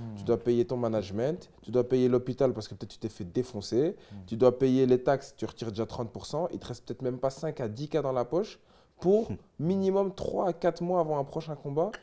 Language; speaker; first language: French; native; French